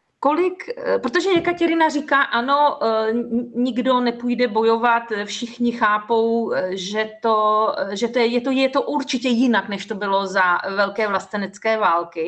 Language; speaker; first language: Czech; native; Czech